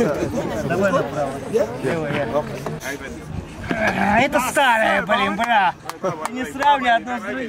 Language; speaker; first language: Russian; native; Russian